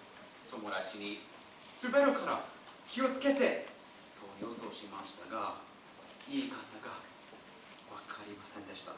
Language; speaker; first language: Japanese; non-native, learner; English